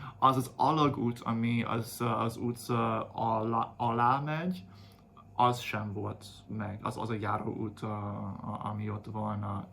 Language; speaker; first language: Hungarian; non-native, fluent; English